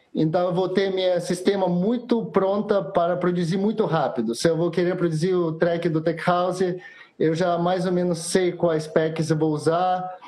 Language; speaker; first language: Portuguese; non-native, fluent; Russian